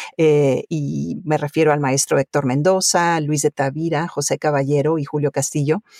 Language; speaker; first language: Spanish; early bilingual, other home language; Italian